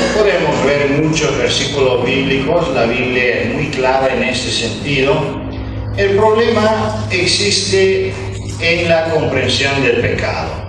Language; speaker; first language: Spanish; non-native, fluent; Bulgarian